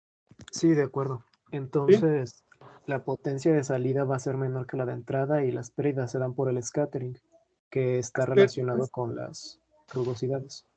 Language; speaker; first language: Spanish; native; Spanish